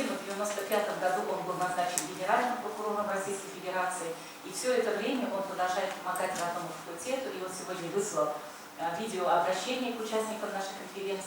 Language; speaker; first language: Russian; native; Russian